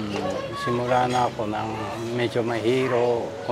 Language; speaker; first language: Filipino; non-native, learner; Japanese